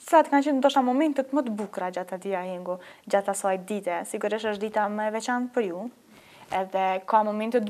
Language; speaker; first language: Albanian; native; Albanian